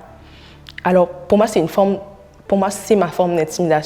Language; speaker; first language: French; non-native, local second language; Haitian Creole